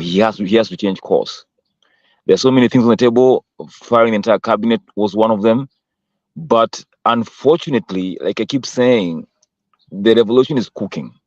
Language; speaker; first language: English; non-native, local second language; Swahili